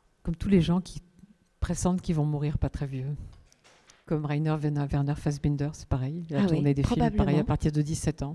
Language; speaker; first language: French; native; French